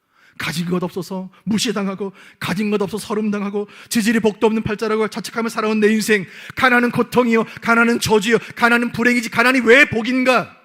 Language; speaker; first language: Korean; native; Korean